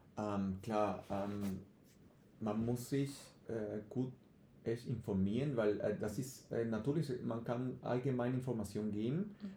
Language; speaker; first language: German; non-native, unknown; Spanish